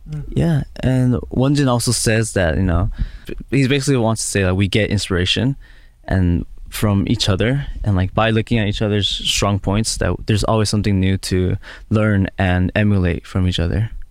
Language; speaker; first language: English; early bilingual, other home language; Korean